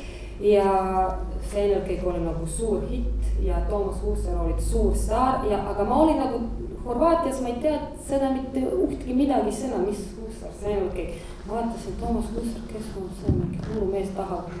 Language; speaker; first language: Estonian; non-native, learner; Croatian